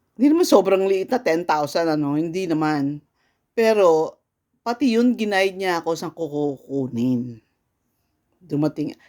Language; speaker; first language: Filipino; native; Filipino